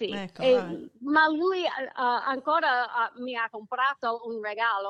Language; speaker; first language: Italian; non-native, learner; English